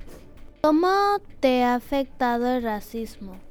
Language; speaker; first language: Spanish; early bilingual, other home language; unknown